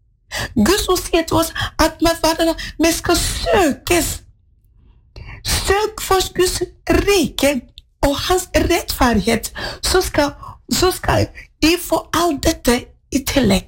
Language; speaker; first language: Norwegian; non-native, fluent; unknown